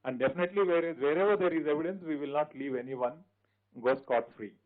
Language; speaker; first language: English; non-native, local second language; Telugu